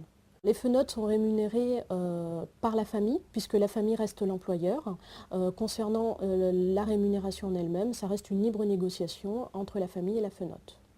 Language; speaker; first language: French; native; French